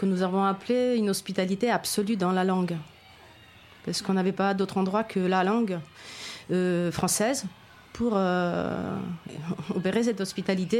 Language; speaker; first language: French; non-native, fluent; Italian